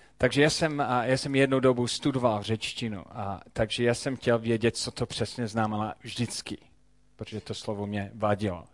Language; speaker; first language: Czech; non-native, fluent; English